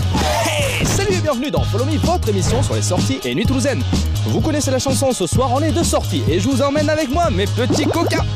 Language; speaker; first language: French; native; French